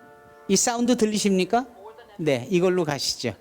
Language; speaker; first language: Korean; native; Korean